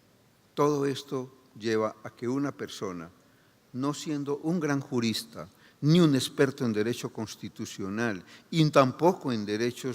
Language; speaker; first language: Spanish; native; Spanish